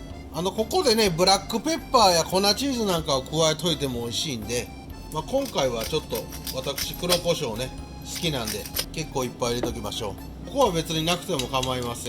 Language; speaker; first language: Japanese; native; Japanese